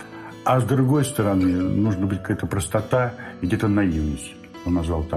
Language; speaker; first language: Russian; native; Russian